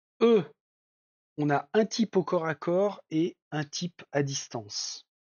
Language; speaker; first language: French; native; French